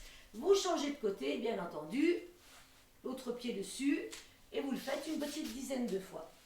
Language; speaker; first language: French; native; French